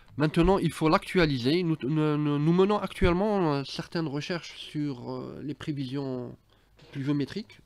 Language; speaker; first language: French; non-native, local second language; Arabic